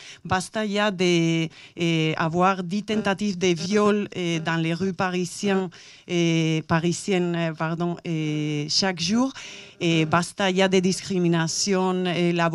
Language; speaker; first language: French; non-native, fluent; Spanish